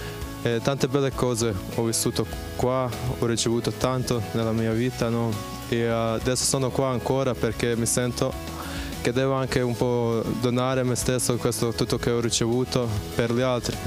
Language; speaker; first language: Italian; non-native, fluent; Bosnian